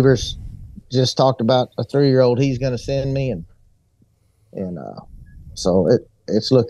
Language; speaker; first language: English; native; English